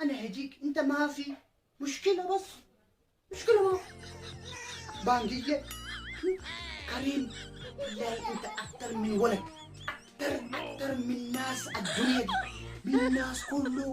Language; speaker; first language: Arabic; non-native, learner; Oromo